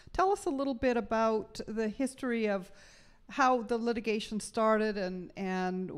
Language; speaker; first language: English; native; English